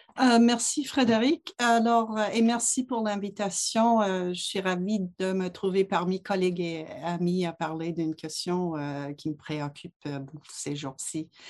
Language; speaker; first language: French; non-native, local second language; English